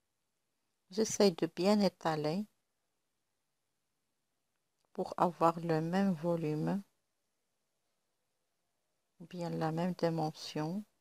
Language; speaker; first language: French; non-native, local second language; Arabic